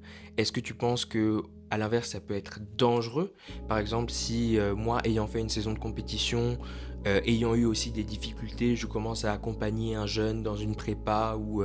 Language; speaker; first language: French; native; French